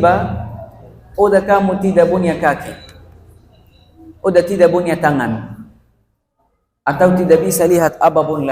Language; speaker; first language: Indonesian; non-native, fluent; Arabic